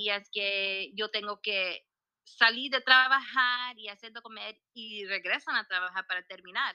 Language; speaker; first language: Spanish; early bilingual, heritage; Spanish